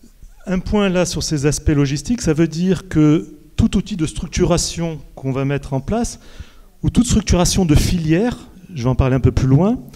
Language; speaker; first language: French; native; French